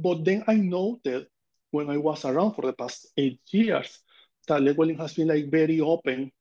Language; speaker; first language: English; non-native, fluent; Spanish